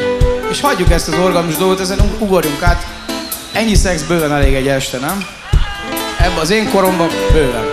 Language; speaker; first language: Hungarian; native; Hungarian